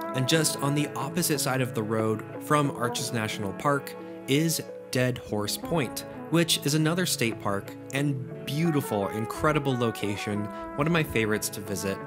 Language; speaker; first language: English; native; English